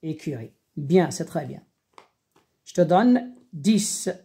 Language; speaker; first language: French; non-native, local second language; Arabic